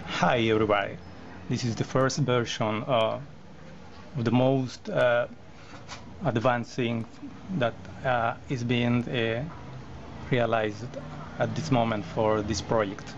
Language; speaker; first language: English; non-native, learner; Spanish